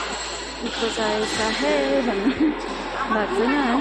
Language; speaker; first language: Hindi; non-native, local second language; Nepali